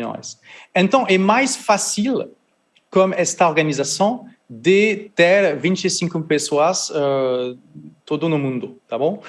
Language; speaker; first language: Portuguese; non-native, learner; French